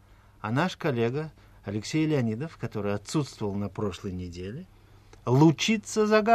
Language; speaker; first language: Russian; native; Russian